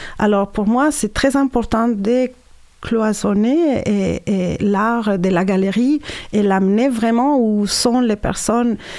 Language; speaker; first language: French; non-native, fluent; Spanish